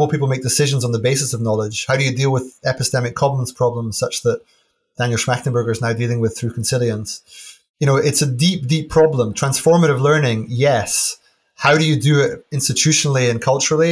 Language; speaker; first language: English; native; English